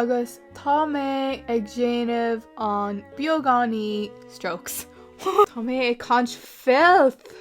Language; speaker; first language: Irish; non-native, local second language; English